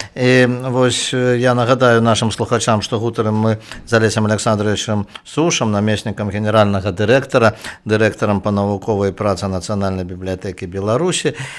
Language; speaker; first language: Belarusian; native; Belarusian